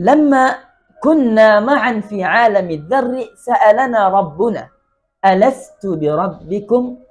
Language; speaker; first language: Arabic; non-native, fluent; Bangla